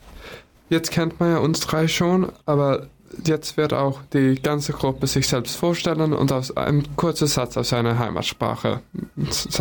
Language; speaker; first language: German; non-native, learner; Swedish